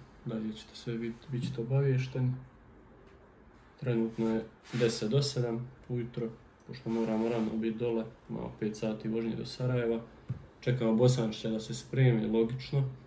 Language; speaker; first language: Croatian; native; Croatian